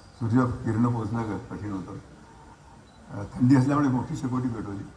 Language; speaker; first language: Marathi; native; Marathi